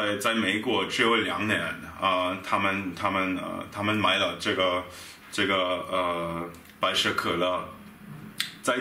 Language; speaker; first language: Chinese; non-native, fluent; German